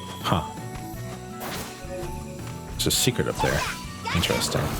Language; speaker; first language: English; native; English